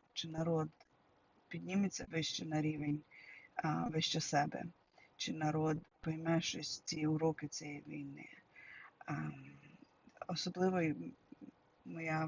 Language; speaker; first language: Ukrainian; early bilingual, heritage; Ukrainian